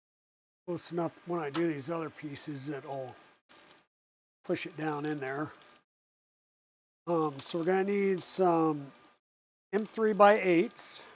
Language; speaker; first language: English; native; English